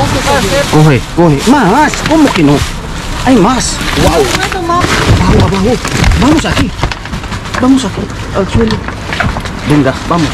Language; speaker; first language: Spanish; non-native, learner; Filipino